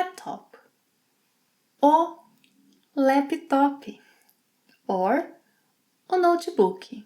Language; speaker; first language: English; non-native, fluent; Portuguese